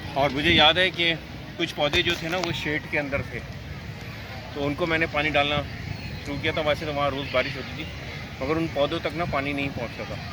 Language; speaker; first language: Urdu; native; Urdu